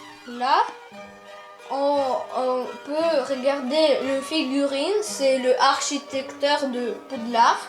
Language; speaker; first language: French; non-native, learner; Russian